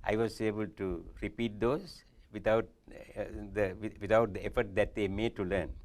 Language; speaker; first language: English; non-native, local second language; Sinhala